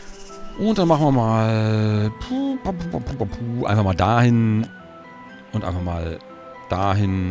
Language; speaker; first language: German; native; German